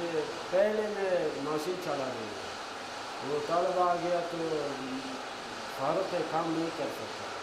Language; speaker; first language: Hindi; non-native, learner; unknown